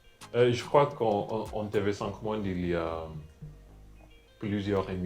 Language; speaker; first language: French; non-native, fluent; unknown